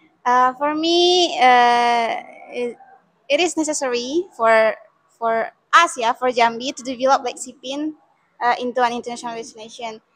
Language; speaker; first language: English; non-native, learner; Indonesian